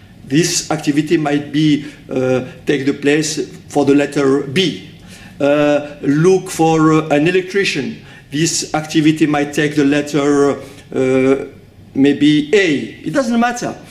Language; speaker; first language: English; non-native, fluent; French